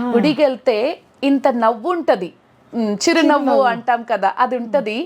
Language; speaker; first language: Telugu; non-native, local second language; Tamil